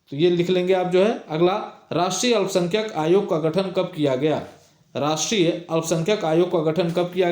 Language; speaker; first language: Hindi; native; Hindi